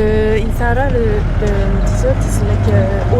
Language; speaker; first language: English; non-native, learner; French